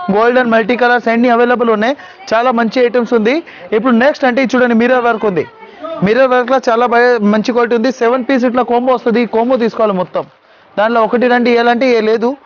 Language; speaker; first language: Telugu; non-native, local second language; Urdu